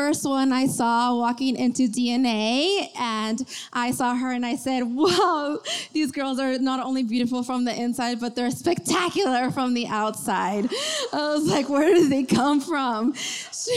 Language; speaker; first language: English; native; English